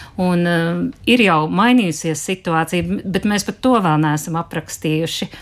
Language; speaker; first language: Latvian; native; Latvian